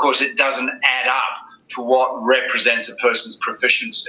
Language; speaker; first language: English; native; English